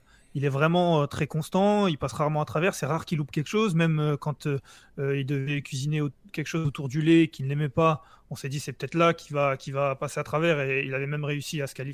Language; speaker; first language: French; native; French